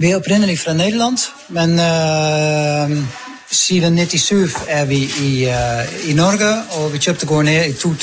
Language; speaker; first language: Norwegian; non-native, fluent; Dutch